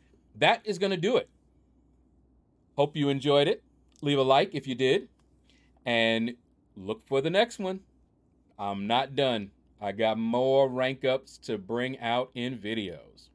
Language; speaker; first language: English; native; English